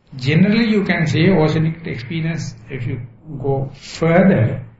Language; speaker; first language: English; non-native, local second language; Sinhala